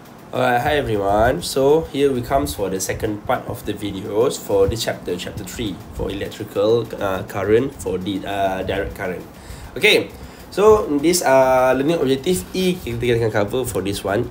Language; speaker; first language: English; non-native, local second language; Malay